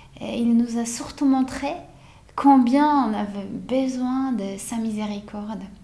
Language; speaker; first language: French; non-native, fluent; Polish